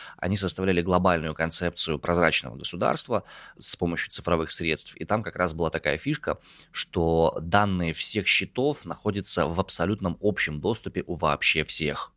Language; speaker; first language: Russian; native; Russian